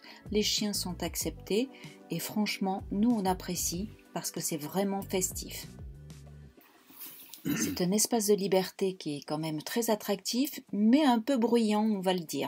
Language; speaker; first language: French; native; French